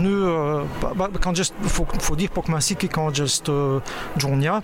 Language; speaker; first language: French; native; French